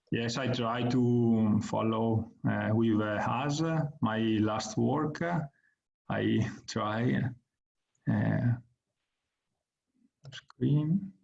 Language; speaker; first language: English; non-native, learner; Italian